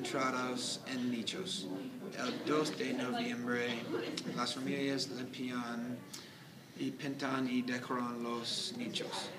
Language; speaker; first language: Spanish; non-native, learner; English